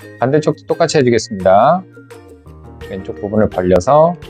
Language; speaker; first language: Korean; native; Korean